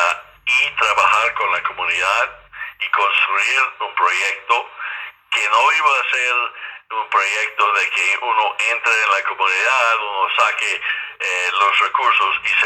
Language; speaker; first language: Spanish; non-native, fluent; English